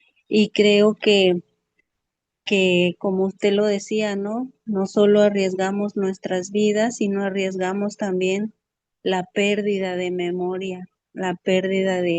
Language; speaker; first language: Spanish; native; Spanish